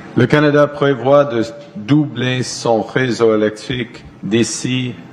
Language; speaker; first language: French; non-native, local second language; English